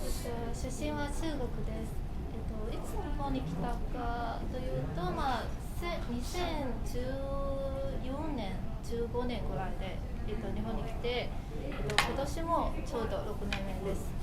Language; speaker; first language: Japanese; non-native, fluent; Chinese